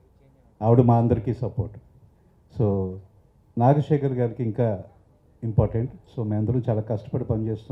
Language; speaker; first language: Telugu; native; Telugu